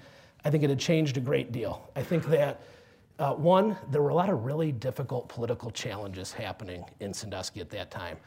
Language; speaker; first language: English; native; English